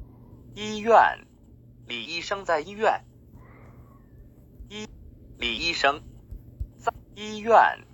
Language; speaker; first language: Chinese; non-native, learner; English